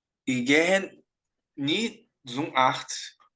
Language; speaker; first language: German; non-native, learner; Portuguese